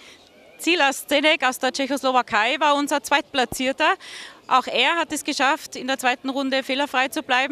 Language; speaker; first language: German; native; German